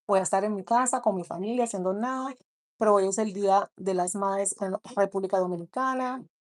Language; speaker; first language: Spanish; early bilingual, other home language; English